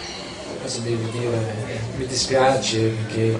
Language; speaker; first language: Italian; non-native, learner; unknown